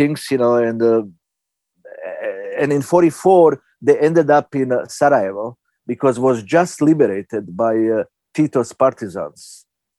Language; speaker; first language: English; non-native, fluent; Bosnian